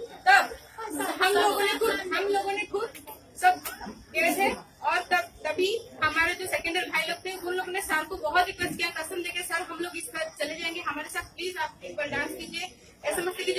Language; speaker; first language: Hindi; non-native, local second language; Odia